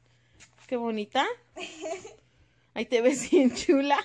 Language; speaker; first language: Spanish; native; Spanish